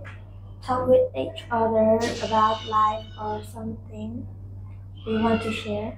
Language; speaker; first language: English; non-native, learner; Vietnamese